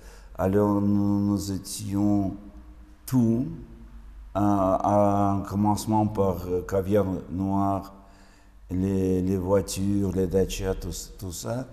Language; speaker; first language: French; non-native, fluent; Russian